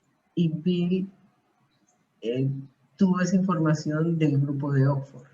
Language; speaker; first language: Spanish; early bilingual, heritage; Spanish